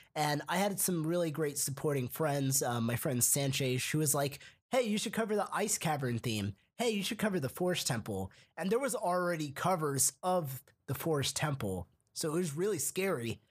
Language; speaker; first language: English; early bilingual, other home language; Hindi